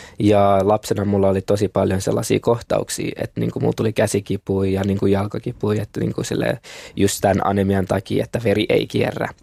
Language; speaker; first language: Finnish; early bilingual, other home language; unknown